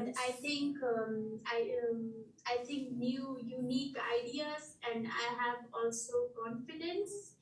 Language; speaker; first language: English; non-native, learner; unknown